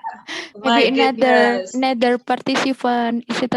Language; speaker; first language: English; non-native, learner; Indonesian